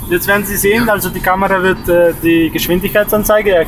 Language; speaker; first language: German; native; German